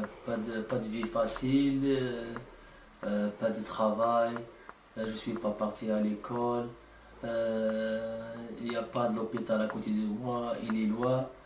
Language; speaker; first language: French; non-native, learner; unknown